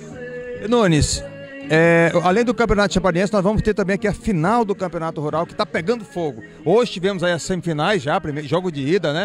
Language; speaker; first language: Portuguese; native; Portuguese